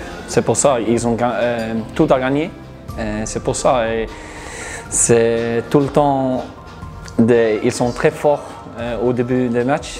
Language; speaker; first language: French; non-native, learner; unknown